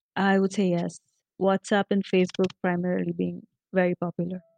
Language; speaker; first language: English; non-native, local second language; Marathi